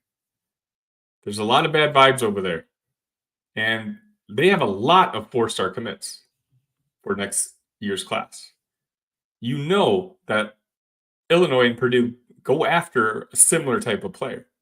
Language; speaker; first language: English; native; English